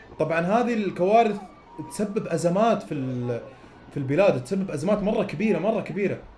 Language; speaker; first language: Arabic; native; Arabic